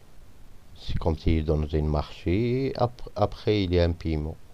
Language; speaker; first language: French; non-native, fluent; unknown